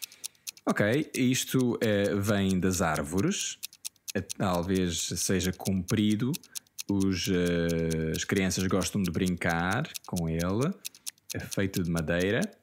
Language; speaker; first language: Portuguese; non-native, fluent; English